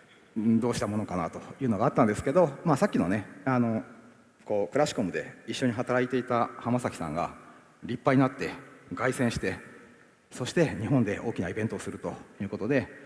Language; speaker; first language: Japanese; native; Japanese